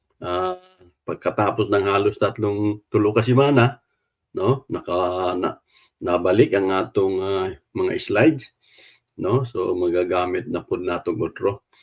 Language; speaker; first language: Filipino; non-native, local second language; Cebuano